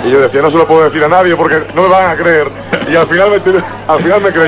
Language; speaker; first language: Spanish; native; Spanish